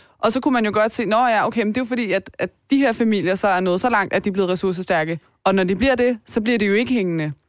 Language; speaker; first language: Danish; early bilingual, other home language; Persian